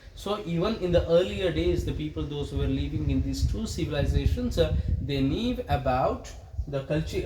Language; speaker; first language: English; non-native, local second language; Kannada